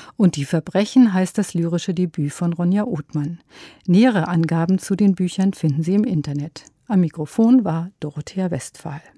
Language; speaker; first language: German; native; German